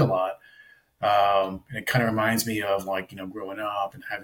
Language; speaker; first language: English; native; English